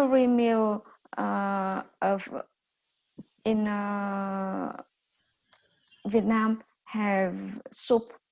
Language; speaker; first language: English; non-native, learner; Vietnamese